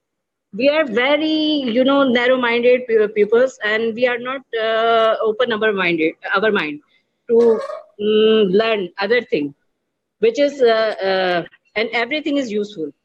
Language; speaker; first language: English; non-native, learner; Urdu